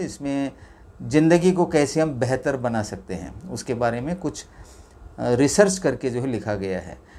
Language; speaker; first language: Hindi; non-native, local second language; Malayalam